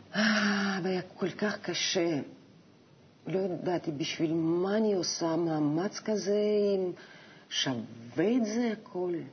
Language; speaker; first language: Hebrew; non-native, fluent; Russian